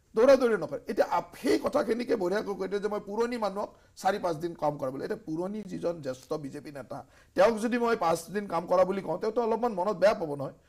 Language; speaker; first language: Assamese; native; Assamese